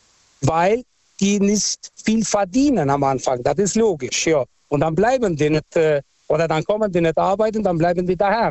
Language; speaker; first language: German; non-native, fluent; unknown